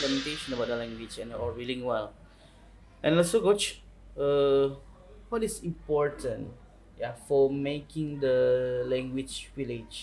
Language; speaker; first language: English; non-native, local second language; Indonesian